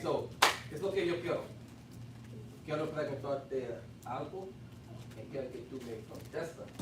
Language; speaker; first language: Spanish; non-native, fluent; English